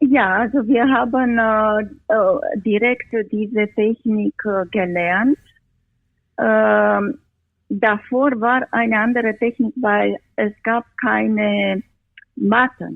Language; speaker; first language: German; non-native, fluent; Romanian